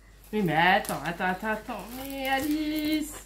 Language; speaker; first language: French; native; French